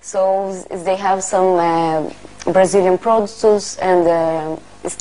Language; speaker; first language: English; non-native, learner; Portuguese